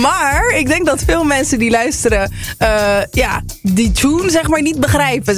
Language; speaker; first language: Dutch; native; Dutch